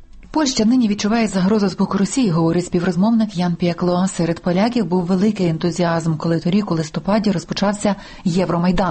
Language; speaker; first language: Ukrainian; native; Ukrainian